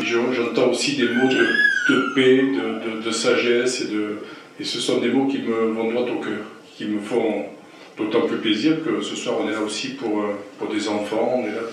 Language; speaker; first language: French; native; French